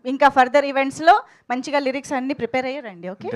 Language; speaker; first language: Telugu; native; Telugu